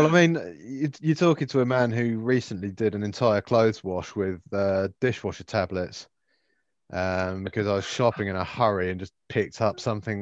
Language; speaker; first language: English; native; English